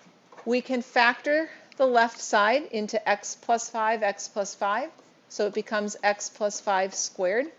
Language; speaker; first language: English; native; English